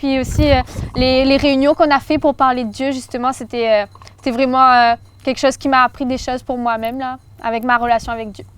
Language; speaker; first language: French; native; French